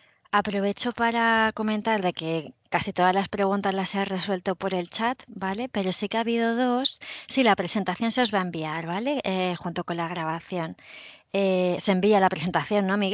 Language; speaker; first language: Spanish; native; Spanish